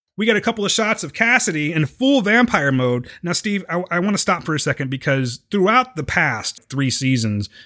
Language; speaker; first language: English; native; English